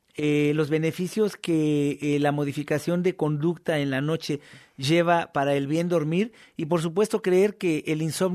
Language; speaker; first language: Spanish; native; Spanish